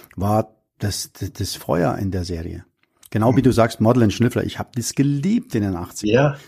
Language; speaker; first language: German; native; German